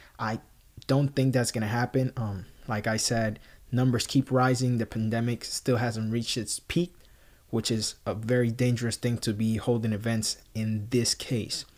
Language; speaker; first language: English; non-native, local second language; Spanish